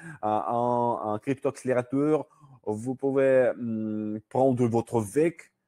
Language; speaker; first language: French; non-native, learner; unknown